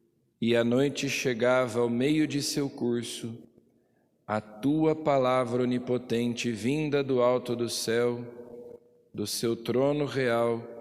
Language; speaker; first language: Portuguese; native; Portuguese